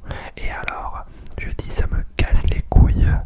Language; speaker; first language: French; non-native, fluent; English